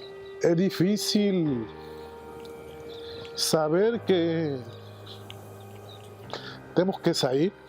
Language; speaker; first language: Portuguese; non-native, fluent; Spanish